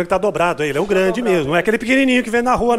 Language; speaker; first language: Portuguese; native; Portuguese